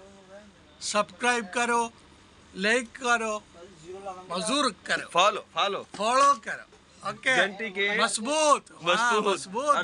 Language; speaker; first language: Hindi; non-native, local second language; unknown